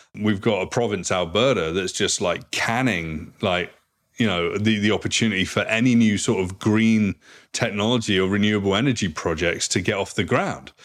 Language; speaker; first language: English; native; English